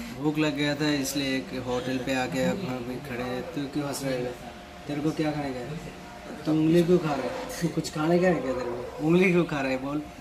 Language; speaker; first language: Hindi; non-native, local second language; Bangla